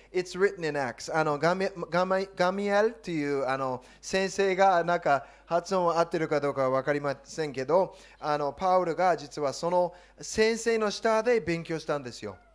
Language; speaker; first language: Japanese; non-native, fluent; English